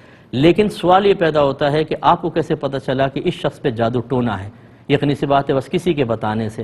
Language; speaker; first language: Urdu; native; Urdu